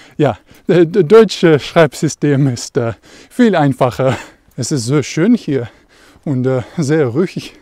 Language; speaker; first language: German; non-native, learner; Russian